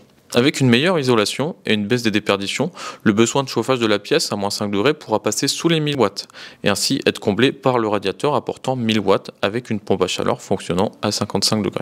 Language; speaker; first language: French; native; French